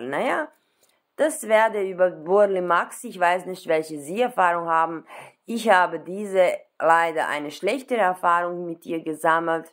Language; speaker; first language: German; non-native, fluent; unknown